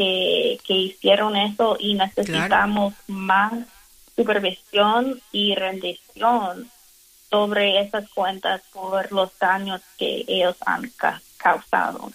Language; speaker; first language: Spanish; non-native, fluent; English